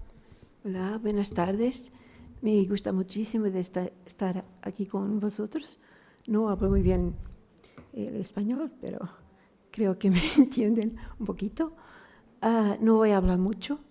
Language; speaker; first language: Spanish; non-native, learner; Portuguese